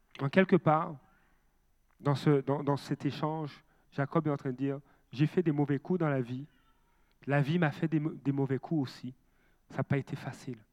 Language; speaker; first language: French; native; French